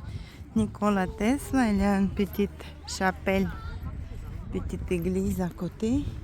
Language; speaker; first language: French; non-native, fluent; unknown